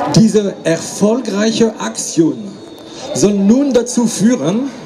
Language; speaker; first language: German; non-native, fluent; French